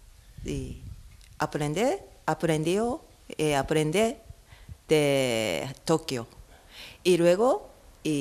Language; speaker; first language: Spanish; non-native, learner; Japanese